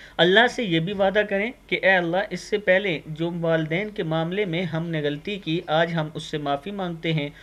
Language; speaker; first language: Urdu; non-native, local second language; Punjabi